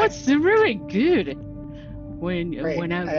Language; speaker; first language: English; non-native, learner; Japanese